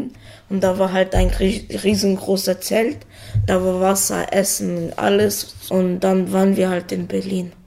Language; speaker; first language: German; early bilingual, other home language; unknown